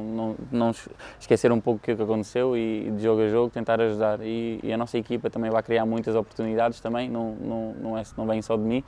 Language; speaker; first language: Portuguese; early bilingual, heritage; English